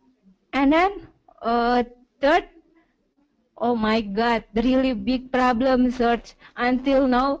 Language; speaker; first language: English; non-native, learner; Indonesian